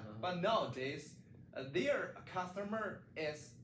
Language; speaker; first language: English; non-native, learner; Chinese